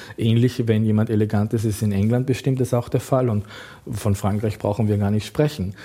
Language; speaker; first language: German; native; German